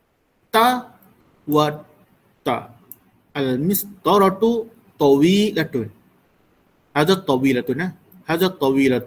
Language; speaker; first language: Arabic; non-native, fluent; Malay